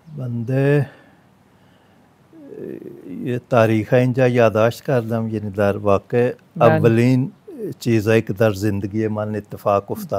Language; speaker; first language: Persian; non-native, fluent; Punjabi